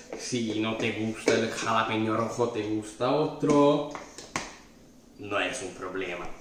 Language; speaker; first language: Spanish; non-native, fluent; Italian